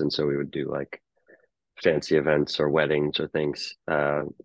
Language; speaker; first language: English; native; English